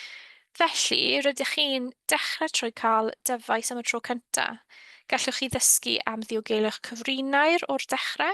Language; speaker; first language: Welsh; native; Welsh